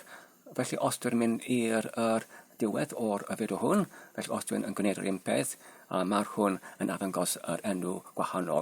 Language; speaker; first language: Welsh; non-native, learner; Polish